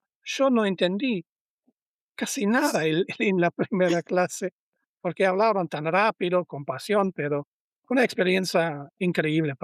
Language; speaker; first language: Spanish; non-native, learner; German